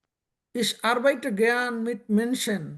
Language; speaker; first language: German; non-native, learner; Bangla